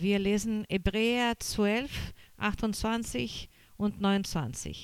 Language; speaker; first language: German; non-native, learner; Portuguese